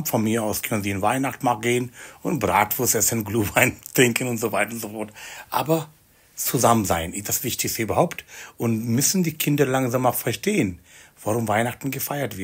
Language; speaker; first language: German; non-native, fluent; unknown